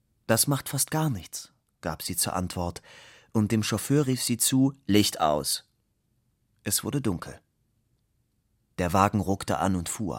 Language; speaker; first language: German; native; German